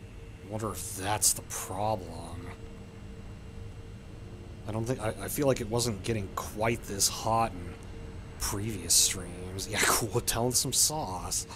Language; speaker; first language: English; native; English